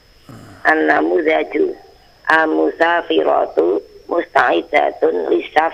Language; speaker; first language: Arabic; non-native, learner; Indonesian